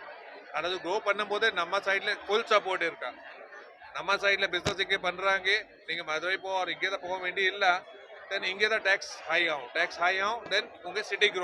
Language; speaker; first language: Tamil; non-native, learner; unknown